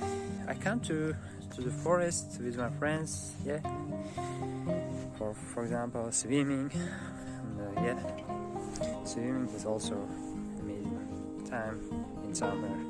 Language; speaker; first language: English; non-native, learner; Uzbek